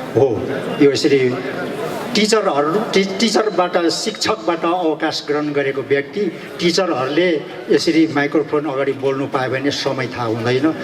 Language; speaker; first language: Nepali; native; Nepali